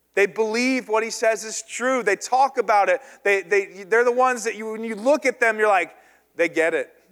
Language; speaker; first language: English; native; English